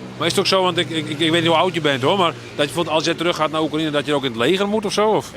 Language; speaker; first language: Dutch; non-native, local second language; Western Frisian